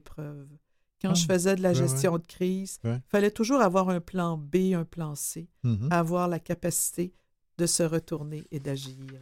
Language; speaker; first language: French; native; French